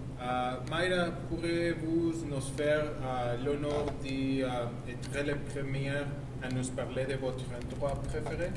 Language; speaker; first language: French; non-native, learner; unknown